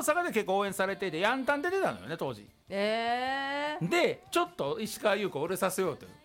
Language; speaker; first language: Japanese; native; Japanese